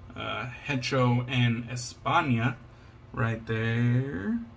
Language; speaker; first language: English; native; English